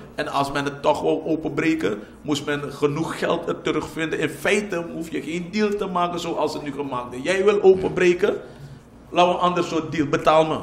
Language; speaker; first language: Dutch; native; Dutch